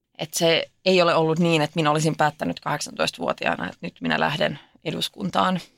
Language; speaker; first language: Finnish; non-native, local second language; Swedish